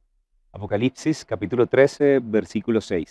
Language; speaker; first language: Spanish; native; Spanish